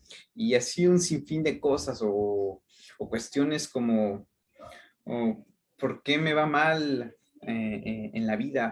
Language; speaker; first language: Spanish; native; Spanish